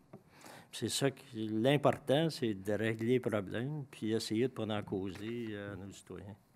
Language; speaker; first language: French; native; French